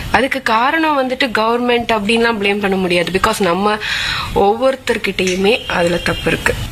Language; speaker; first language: Tamil; non-native, local second language; Malayalam